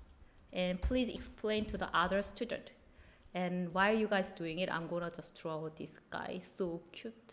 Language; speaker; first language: English; non-native, fluent; Korean